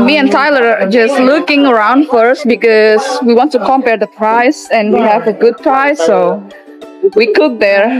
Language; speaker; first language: English; non-native, learner; Indonesian